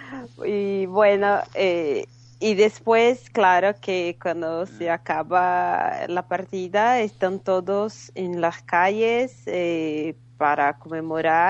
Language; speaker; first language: Spanish; non-native, fluent; Portuguese